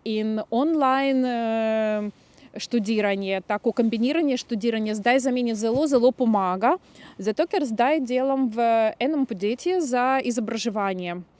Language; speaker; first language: Slovenian; non-native, local second language; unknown